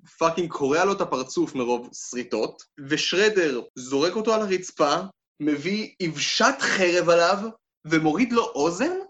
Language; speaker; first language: Hebrew; native; Hebrew